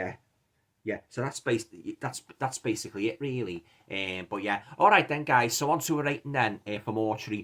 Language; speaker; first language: English; native; English